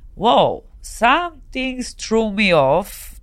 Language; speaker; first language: English; non-native, fluent; Serbian